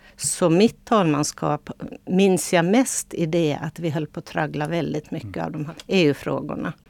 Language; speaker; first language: Swedish; native; Swedish